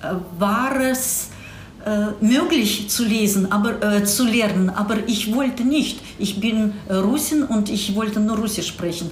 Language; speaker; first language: German; non-native, fluent; Russian